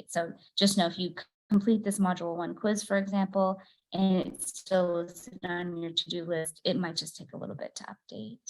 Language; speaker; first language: English; native; English